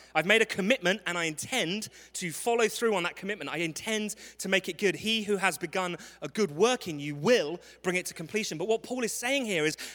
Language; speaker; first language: English; native; English